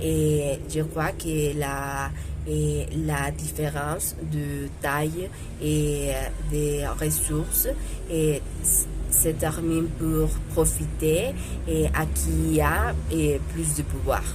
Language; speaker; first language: French; non-native, learner; Spanish